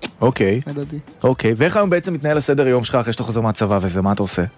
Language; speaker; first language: Hebrew; native; Hebrew